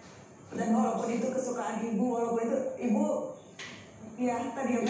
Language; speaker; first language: Indonesian; native; Indonesian